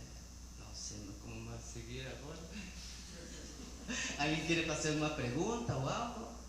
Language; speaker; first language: Portuguese; non-native, learner; Spanish